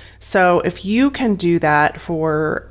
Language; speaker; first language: English; native; English